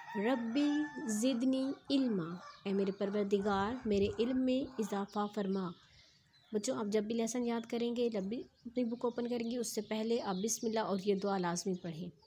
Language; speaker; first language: Urdu; non-native, local second language; Punjabi